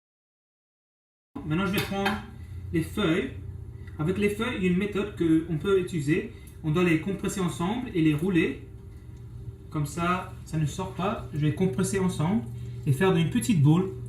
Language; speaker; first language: French; non-native, local second language; English